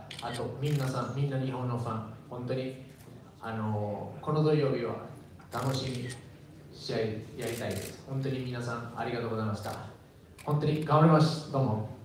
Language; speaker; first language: Japanese; non-native, fluent; Spanish